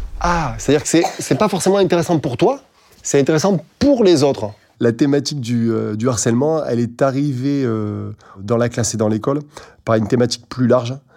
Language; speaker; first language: French; native; French